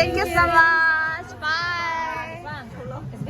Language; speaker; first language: English; non-native, learner; Korean